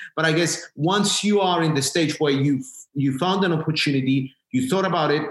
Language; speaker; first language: English; non-native, fluent; Greek